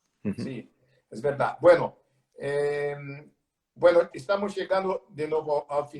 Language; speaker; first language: Spanish; non-native, learner; Portuguese